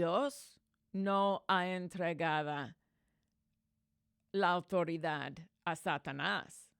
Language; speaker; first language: Spanish; non-native, fluent; English